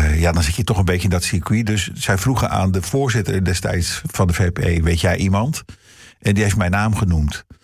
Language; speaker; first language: Dutch; early bilingual, heritage; Dutch